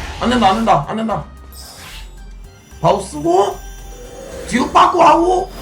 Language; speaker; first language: Korean; native; Korean